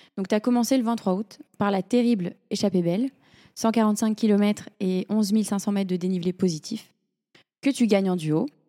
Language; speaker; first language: French; native; French